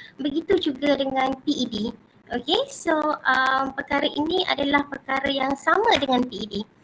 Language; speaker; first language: Malay; native; Malay